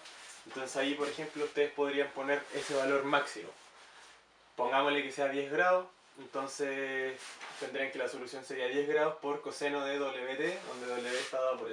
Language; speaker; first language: Spanish; native; Spanish